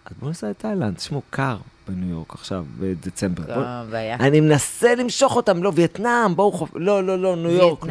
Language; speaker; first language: Hebrew; native; Hebrew